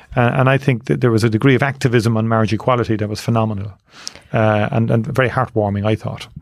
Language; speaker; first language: English; native; English